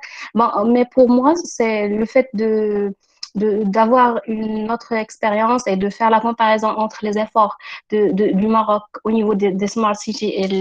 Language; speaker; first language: French; non-native, local second language; Arabic